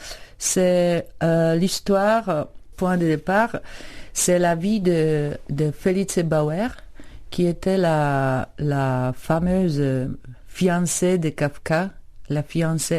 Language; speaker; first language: French; non-native, fluent; Czech